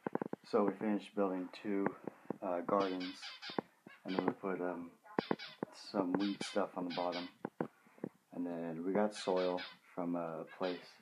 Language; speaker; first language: English; native; English